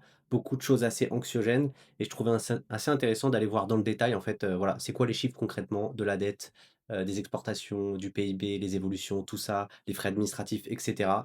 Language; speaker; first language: French; native; French